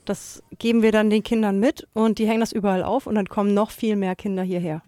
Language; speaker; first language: German; native; German